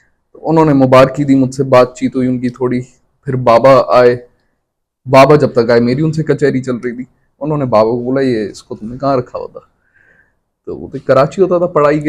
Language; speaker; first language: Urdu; non-native, local second language; Sindhi